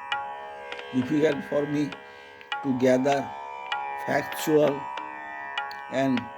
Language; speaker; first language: English; non-native, local second language; Bangla